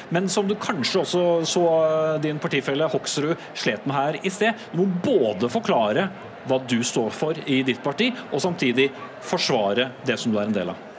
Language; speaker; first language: Norwegian; native; Norwegian